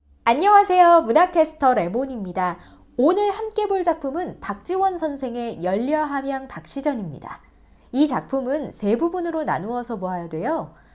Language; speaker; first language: Korean; native; Korean